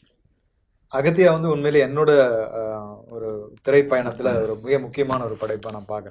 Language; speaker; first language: Tamil; native; Tamil